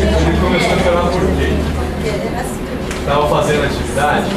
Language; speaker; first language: Portuguese; native; Portuguese